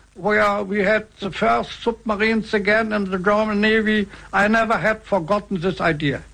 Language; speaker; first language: English; non-native, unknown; German